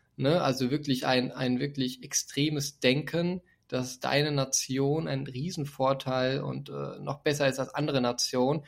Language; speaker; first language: German; native; German